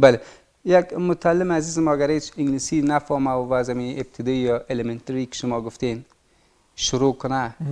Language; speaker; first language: Persian; native; Persian